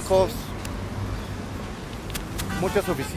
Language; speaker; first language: Spanish; native; Spanish